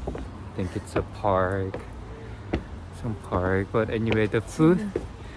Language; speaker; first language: English; non-native, fluent; Korean